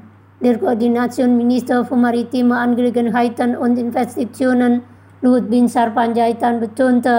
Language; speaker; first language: German; non-native, fluent; Indonesian